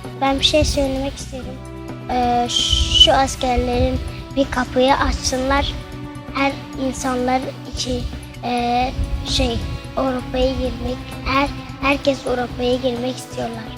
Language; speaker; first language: Turkish; non-native, learner; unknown